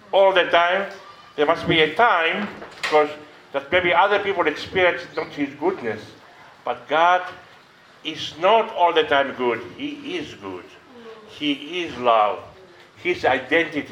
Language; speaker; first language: English; non-native, fluent; Greek